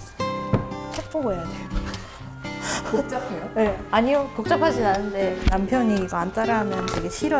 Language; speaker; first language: Korean; native; Korean